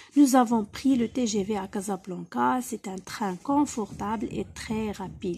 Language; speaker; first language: French; non-native, local second language; Arabic